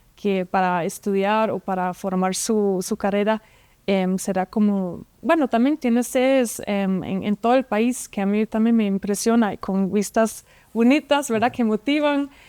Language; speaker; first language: Spanish; non-native, fluent; German